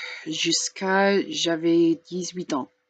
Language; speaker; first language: French; non-native, learner; English